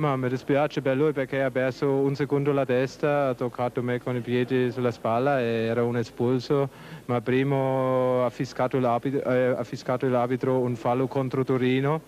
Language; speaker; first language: Italian; non-native, fluent; German